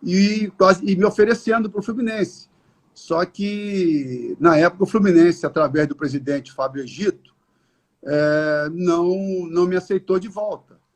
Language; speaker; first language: Portuguese; native; Portuguese